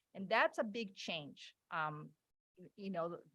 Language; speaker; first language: English; non-native, fluent; Portuguese